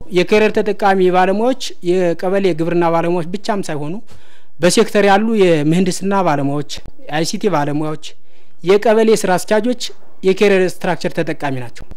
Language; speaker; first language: Amharic; native; Amharic